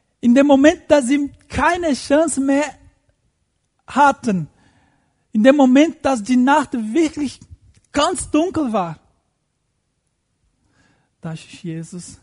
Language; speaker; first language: German; non-native, fluent; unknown